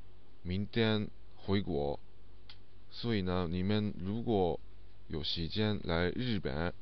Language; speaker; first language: Chinese; non-native, learner; Japanese